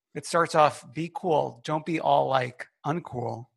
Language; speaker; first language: English; native; English